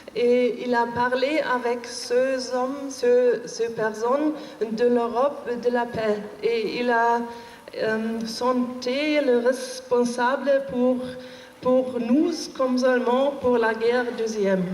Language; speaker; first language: French; non-native, learner; German